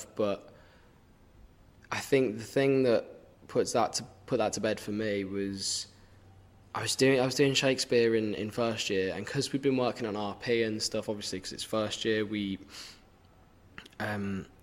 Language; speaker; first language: English; native; English